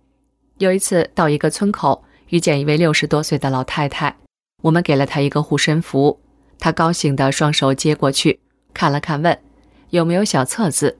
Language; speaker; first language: Chinese; native; Chinese